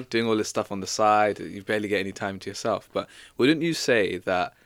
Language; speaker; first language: English; native; English